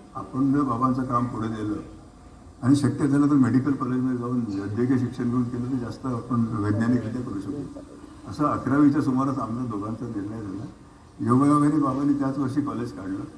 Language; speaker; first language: Marathi; native; Marathi